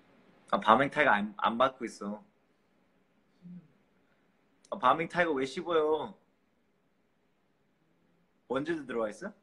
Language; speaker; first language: Korean; early bilingual, heritage; Korean